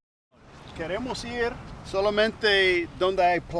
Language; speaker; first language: Spanish; non-native, learner; English